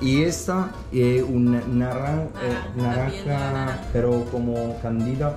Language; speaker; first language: Spanish; non-native, fluent; Italian